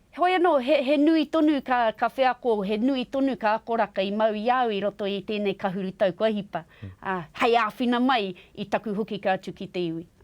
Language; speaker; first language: Māori; non-native, local second language; English